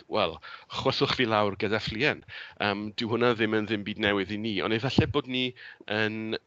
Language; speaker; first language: Welsh; native; Welsh